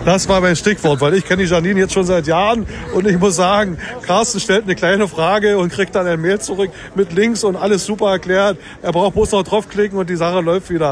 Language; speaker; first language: German; native; German